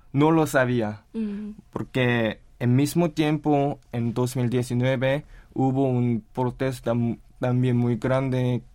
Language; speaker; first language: Spanish; non-native, learner; Korean